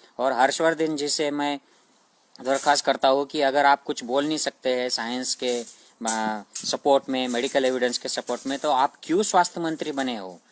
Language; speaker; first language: Hindi; non-native, local second language; Marathi